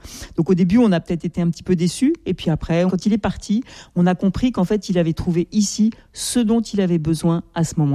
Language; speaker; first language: French; native; French